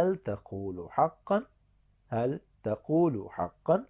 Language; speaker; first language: Arabic; non-native, fluent; Urdu